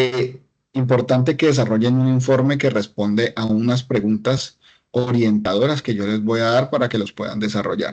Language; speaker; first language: Spanish; native; Spanish